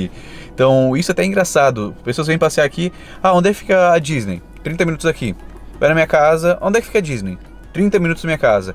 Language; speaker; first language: Portuguese; native; Portuguese